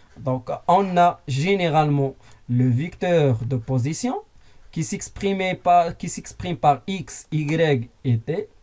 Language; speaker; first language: French; non-native, local second language; Arabic